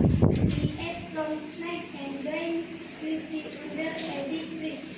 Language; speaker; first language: English; non-native, learner; Indonesian